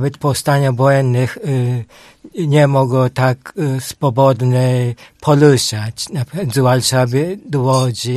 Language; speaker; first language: Polish; non-native, learner; Japanese